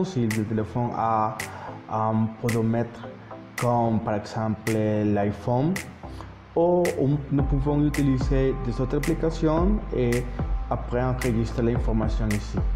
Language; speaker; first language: French; non-native, learner; Spanish